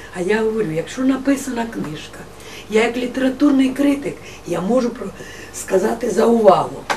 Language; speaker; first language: Ukrainian; native; Ukrainian